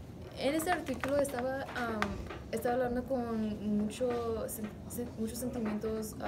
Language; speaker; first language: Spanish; non-native, learner; English